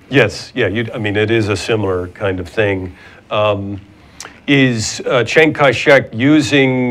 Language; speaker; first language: English; native; English